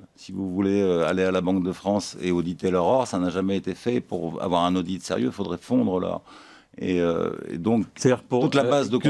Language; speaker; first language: French; native; French